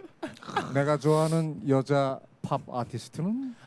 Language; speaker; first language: Korean; native; Korean